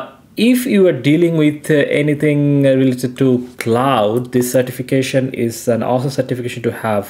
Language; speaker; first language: English; non-native, local second language; Bangla